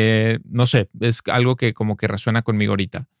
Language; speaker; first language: Spanish; native; Spanish